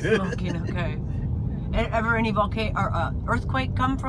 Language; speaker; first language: English; native; English